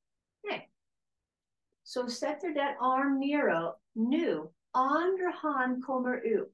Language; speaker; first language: Swedish; non-native, learner; English